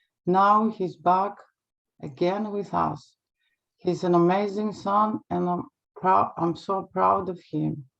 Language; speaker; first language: English; non-native, learner; Greek